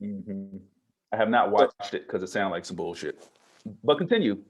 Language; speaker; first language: English; native; English